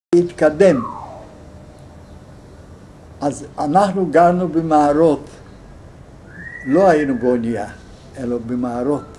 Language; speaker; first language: Hebrew; non-native, fluent; Yiddish